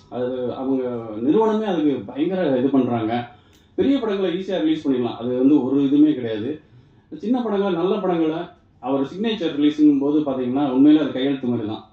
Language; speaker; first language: Tamil; native; Tamil